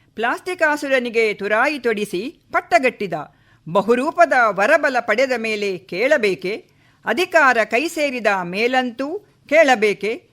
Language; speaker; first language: Kannada; native; Kannada